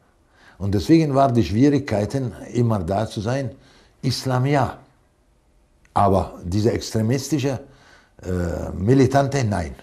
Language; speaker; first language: German; non-native, fluent; Arabic